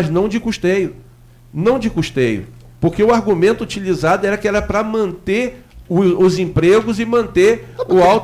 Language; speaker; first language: Portuguese; native; Portuguese